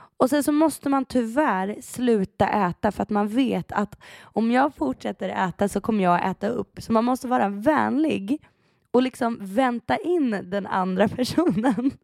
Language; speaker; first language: Swedish; early bilingual, other home language; Persian